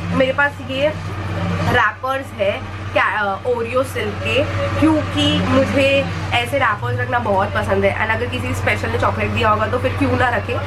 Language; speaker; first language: Hindi; non-native, local second language; Marathi